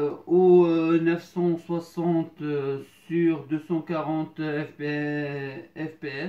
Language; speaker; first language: French; non-native, fluent; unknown